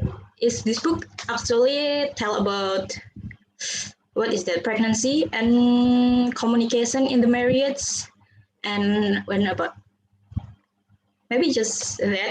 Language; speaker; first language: English; non-native, learner; Indonesian